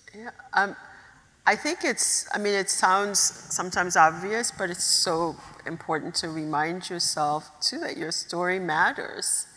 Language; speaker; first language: English; early bilingual, other home language; Haitian Creole